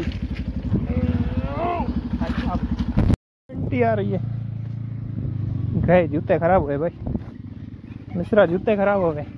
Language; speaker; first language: Hindi; non-native, local second language; Gujarati